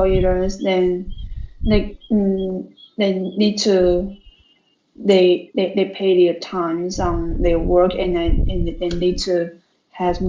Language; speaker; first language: English; non-native, learner; Chinese